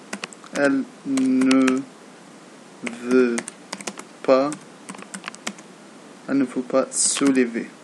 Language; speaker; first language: French; non-native, learner; Arabic